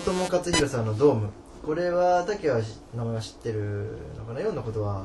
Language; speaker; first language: Japanese; native; Japanese